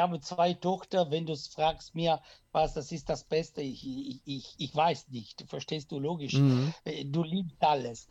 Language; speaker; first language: German; non-native, learner; Italian